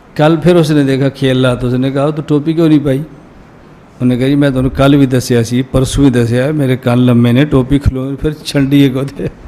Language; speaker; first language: Urdu; non-native, local second language; Punjabi